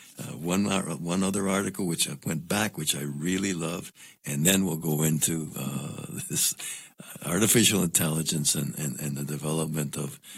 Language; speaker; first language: English; non-native, local second language; Spanish